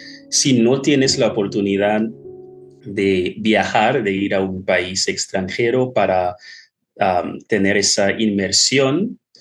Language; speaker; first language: Spanish; non-native, fluent; English